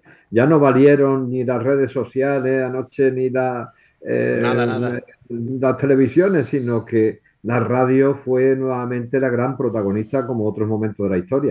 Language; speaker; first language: Spanish; native; Spanish